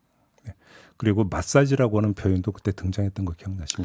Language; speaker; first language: Korean; native; Korean